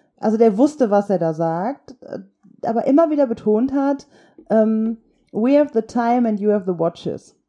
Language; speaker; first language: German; native; German